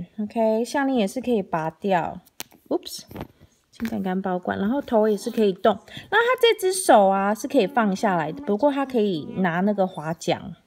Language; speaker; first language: Chinese; native; Chinese